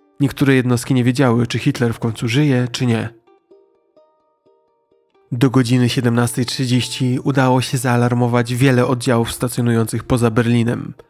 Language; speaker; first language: Polish; native; Polish